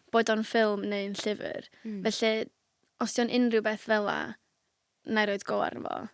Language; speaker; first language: Welsh; native; Welsh